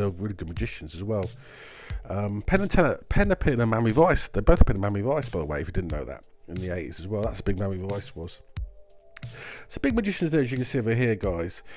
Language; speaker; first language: English; native; English